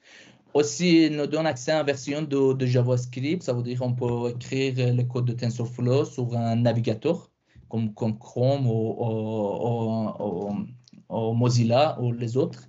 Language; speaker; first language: French; non-native, fluent; Persian